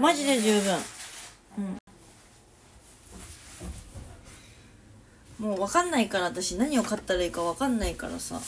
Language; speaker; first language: Japanese; native; Japanese